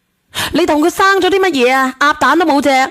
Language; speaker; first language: Cantonese; native; Cantonese